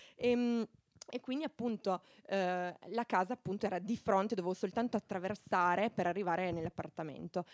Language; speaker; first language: Italian; native; Italian